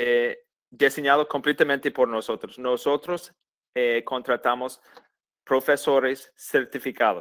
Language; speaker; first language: Spanish; non-native, fluent; English